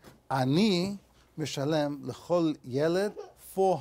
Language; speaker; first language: Hebrew; non-native, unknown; English